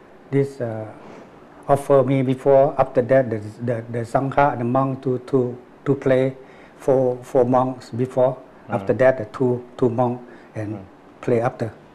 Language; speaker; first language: English; non-native, learner; Thai